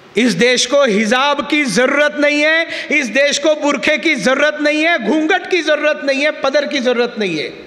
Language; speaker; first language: Hindi; non-native, local second language; Marathi